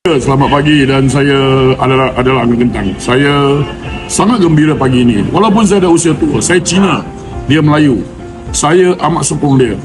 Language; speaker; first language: Malay; non-native, local second language; Chinese